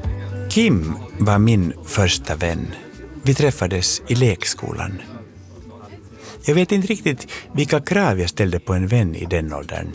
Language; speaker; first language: Swedish; native; Swedish